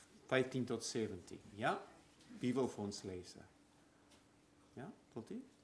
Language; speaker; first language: Dutch; non-native, fluent; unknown